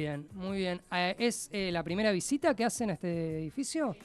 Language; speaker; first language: Spanish; native; Spanish